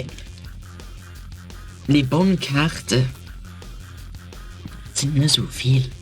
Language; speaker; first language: French; non-native, learner; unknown